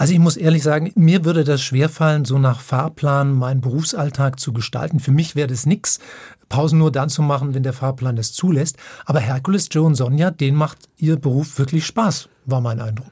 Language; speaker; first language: German; native; German